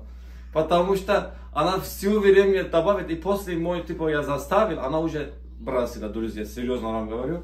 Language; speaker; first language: Russian; non-native, learner; Turkish